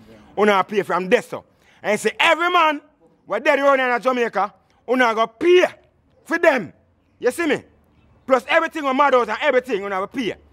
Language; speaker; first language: English; native; English